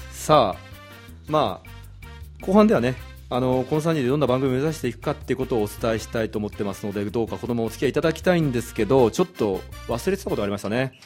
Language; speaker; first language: Japanese; native; Japanese